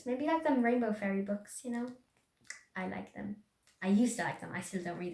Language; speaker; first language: English; native; English